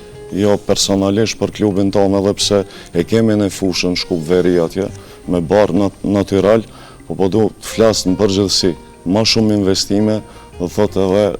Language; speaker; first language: Albanian; native; Albanian